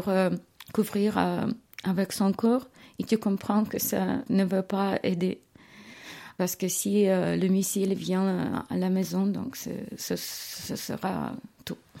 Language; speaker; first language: French; non-native, learner; Ukrainian